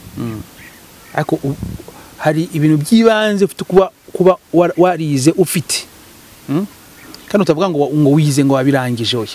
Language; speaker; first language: Kinyarwanda; early bilingual, heritage; Kinyarwanda